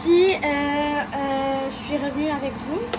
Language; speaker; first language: French; non-native, local second language; Arabic